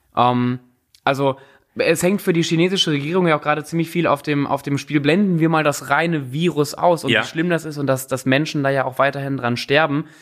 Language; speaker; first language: German; native; German